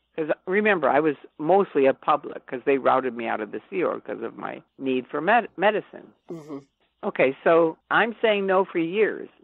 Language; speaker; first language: English; native; English